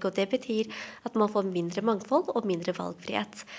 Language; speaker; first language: Norwegian; native; Norwegian